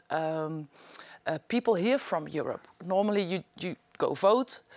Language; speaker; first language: English; non-native, fluent; Dutch